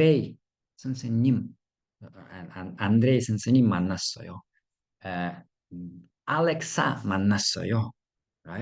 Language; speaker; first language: Korean; non-native, fluent; Russian